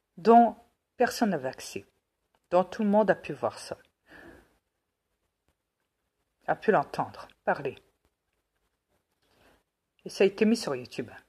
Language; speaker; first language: French; native; French